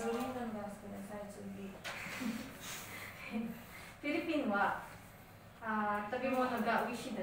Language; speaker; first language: Japanese; non-native, learner; Filipino